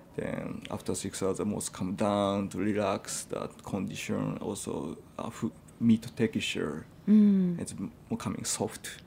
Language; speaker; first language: English; non-native, fluent; Japanese